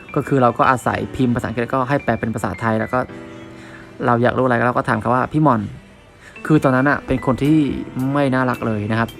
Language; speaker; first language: Thai; non-native, fluent; Khmer